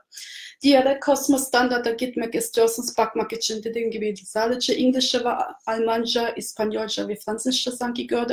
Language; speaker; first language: Turkish; non-native, fluent; German